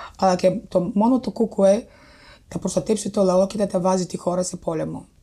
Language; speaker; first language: Greek; non-native, fluent; Bulgarian